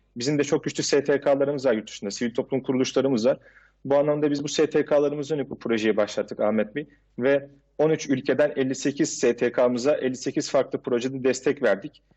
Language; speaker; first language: Turkish; native; Turkish